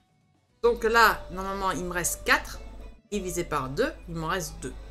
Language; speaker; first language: French; native; French